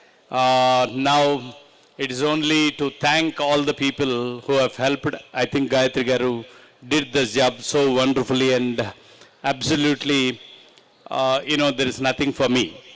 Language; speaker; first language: English; non-native, local second language; Telugu